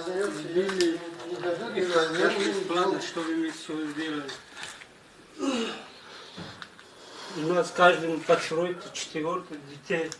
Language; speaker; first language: Russian; non-native, learner; Tajik